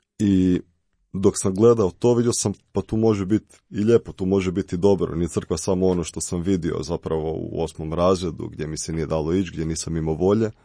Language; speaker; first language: Croatian; native; Croatian